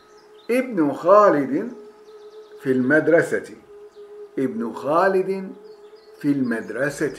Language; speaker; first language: Arabic; non-native, fluent; Turkish